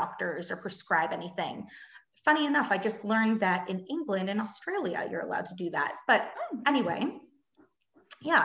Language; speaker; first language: English; native; English